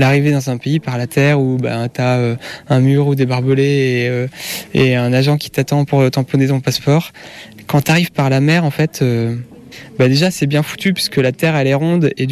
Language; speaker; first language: French; native; French